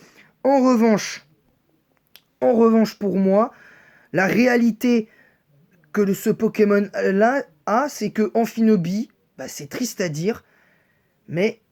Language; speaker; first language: French; native; French